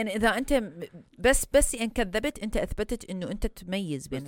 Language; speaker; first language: Arabic; early bilingual, heritage; Arabic